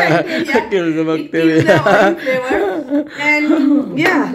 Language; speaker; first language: English; non-native, local second language; Gujarati